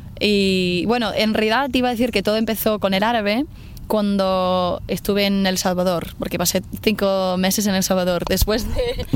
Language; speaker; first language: Spanish; non-native, fluent; English